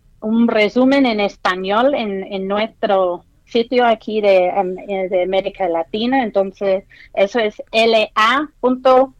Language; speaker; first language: Spanish; non-native, fluent; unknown